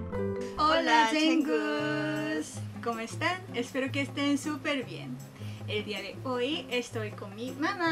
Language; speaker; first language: Spanish; non-native, fluent; Korean